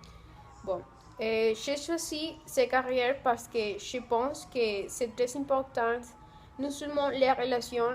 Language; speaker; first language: French; non-native, learner; Spanish